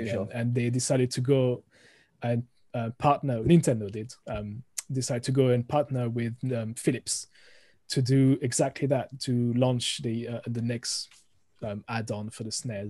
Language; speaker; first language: English; non-native, fluent; French